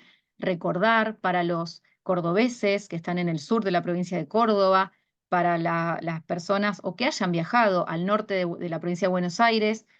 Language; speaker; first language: Spanish; native; Spanish